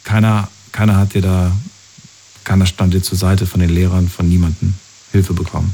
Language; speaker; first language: German; native; German